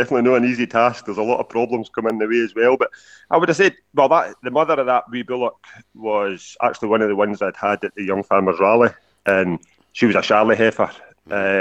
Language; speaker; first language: English; native; English